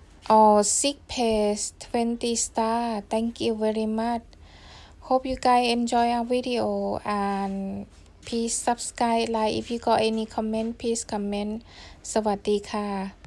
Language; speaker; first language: English; non-native, learner; Thai